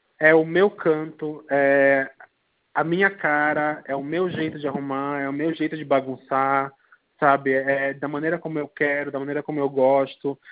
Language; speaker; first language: Portuguese; native; Portuguese